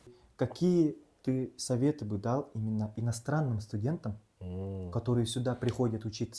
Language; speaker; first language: Russian; non-native, local second language; Yakut